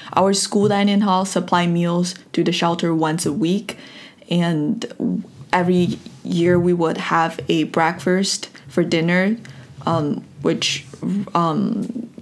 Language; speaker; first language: English; non-native, fluent; Chinese